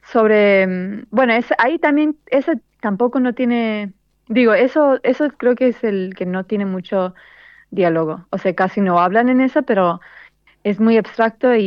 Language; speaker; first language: Spanish; early bilingual, heritage; Spanish